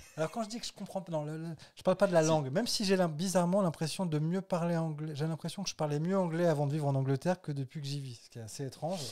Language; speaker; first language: French; native; French